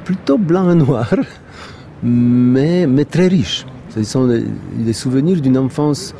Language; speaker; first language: French; non-native, fluent; Polish